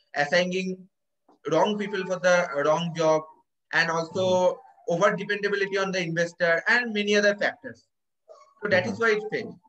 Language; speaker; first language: English; non-native, local second language; Bangla